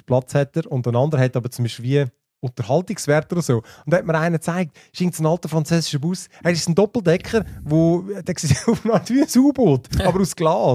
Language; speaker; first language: German; native; German